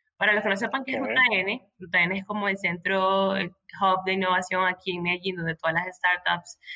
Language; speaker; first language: Spanish; native; Spanish